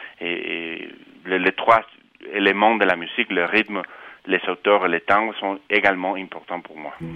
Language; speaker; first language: French; non-native, fluent; Spanish